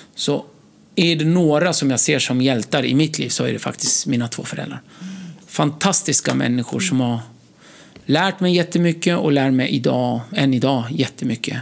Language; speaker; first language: Swedish; early bilingual, other home language; Kurdish